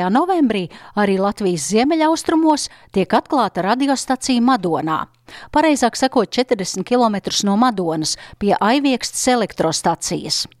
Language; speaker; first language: Latvian; native; Latvian